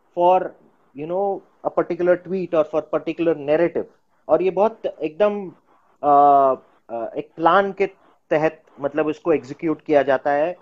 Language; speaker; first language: Hindi; non-native, local second language; Gujarati